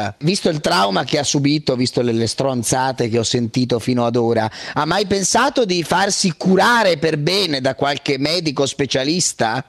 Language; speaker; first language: Italian; native; Italian